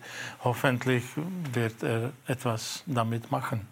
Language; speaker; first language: German; non-native, fluent; Czech